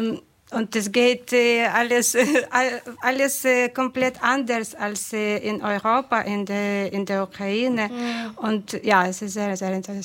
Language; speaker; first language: German; non-native, fluent; Ukrainian